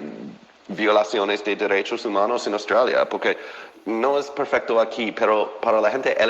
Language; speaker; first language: Spanish; non-native, fluent; English